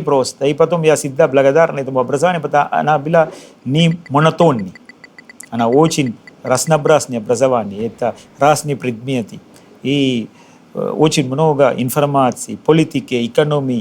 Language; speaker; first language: Russian; non-native, fluent; Sinhala